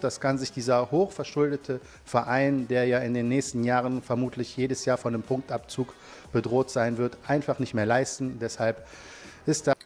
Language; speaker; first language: German; native; German